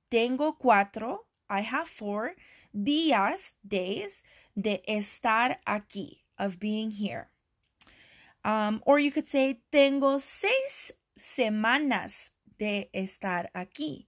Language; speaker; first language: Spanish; non-native, fluent; English